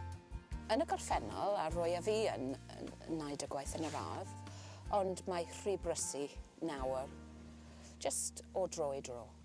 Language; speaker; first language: Welsh; non-native, learner; English